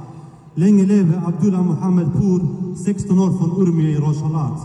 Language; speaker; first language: Swedish; early bilingual, other home language; Kurdish